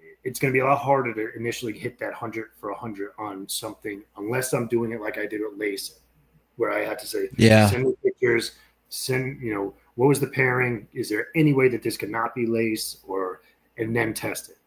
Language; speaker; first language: English; native; English